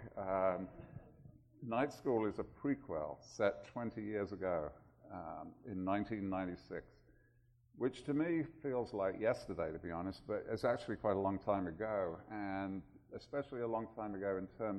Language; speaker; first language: English; native; English